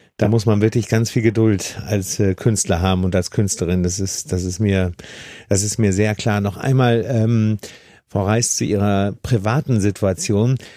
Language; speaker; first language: German; native; German